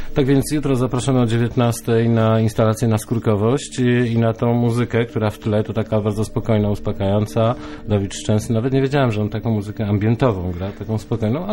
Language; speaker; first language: Polish; native; Polish